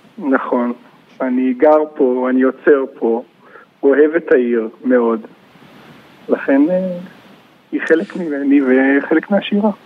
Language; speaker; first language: Hebrew; native; Hebrew